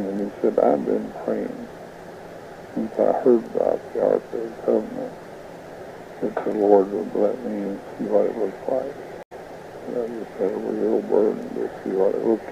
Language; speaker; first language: English; native; English